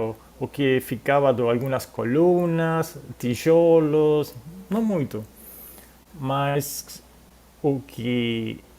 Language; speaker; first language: Portuguese; non-native, fluent; Spanish